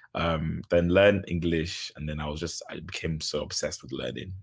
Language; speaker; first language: English; early bilingual, other home language; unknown